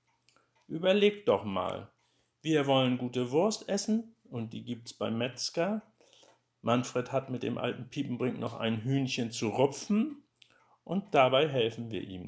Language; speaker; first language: German; native; German